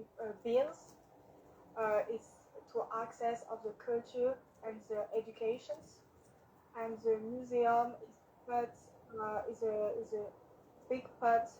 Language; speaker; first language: English; non-native, learner; French